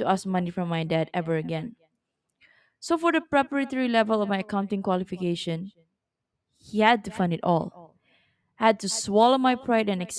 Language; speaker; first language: English; non-native, local second language; Malay